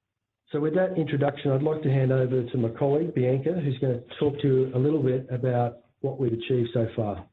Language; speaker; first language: English; native; English